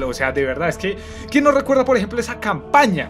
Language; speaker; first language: Spanish; native; Spanish